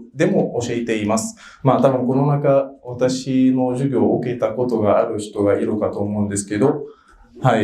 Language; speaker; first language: Japanese; non-native, fluent; Arabic